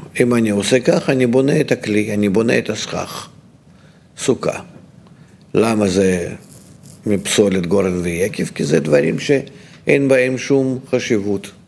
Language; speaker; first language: Hebrew; non-native, fluent; Russian